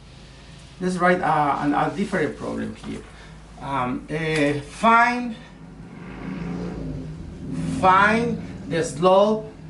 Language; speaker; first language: English; non-native, learner; Spanish